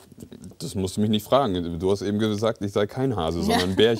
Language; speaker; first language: German; native; German